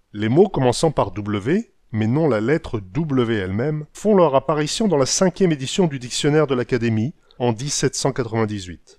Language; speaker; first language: French; native; French